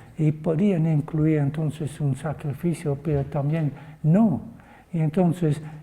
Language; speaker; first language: Spanish; non-native, fluent; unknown